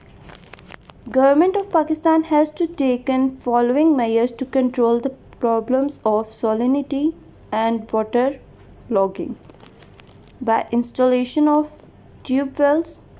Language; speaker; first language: English; non-native, local second language; Urdu